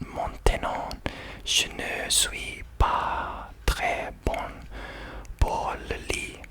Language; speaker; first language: French; non-native, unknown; Serbian